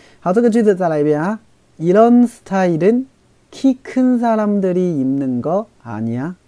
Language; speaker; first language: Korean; non-native, fluent; Chinese